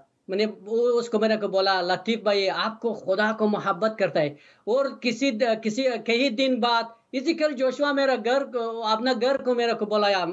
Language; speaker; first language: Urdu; non-native, learner; Persian